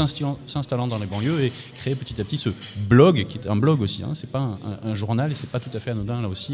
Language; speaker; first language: French; native; French